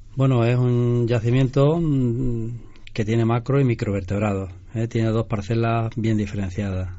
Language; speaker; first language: Spanish; native; Spanish